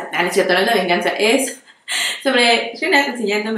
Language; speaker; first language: Spanish; native; Spanish